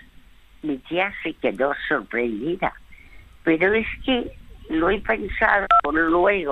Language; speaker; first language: Spanish; early bilingual, other home language; French